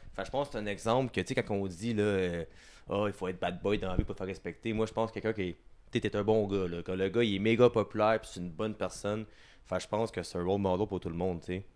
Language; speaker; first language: French; native; French